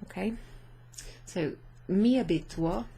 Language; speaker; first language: Italian; non-native, fluent; English